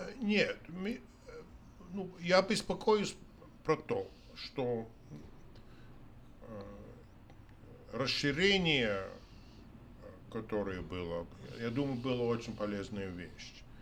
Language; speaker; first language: Russian; non-native, fluent; English